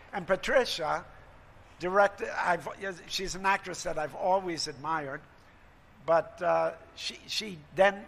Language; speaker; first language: English; native; English